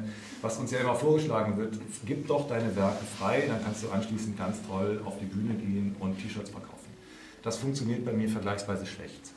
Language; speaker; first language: German; native; German